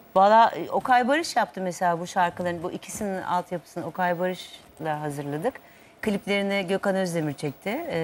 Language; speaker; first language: Turkish; native; Turkish